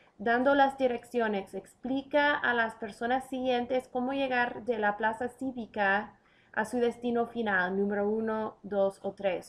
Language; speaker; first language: Spanish; non-native, fluent; English